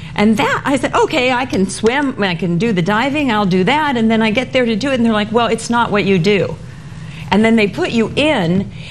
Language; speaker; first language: English; native; English